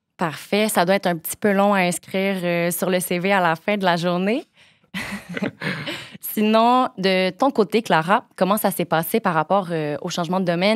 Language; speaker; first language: French; native; French